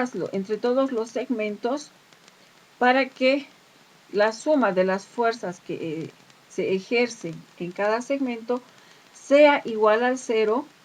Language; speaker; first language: Spanish; native; Spanish